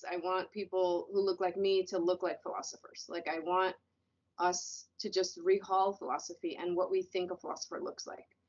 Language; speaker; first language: English; native; English